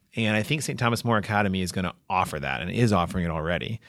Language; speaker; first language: English; native; English